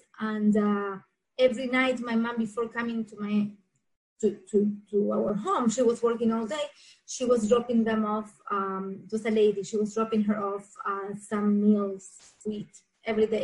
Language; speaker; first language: English; non-native, fluent; Spanish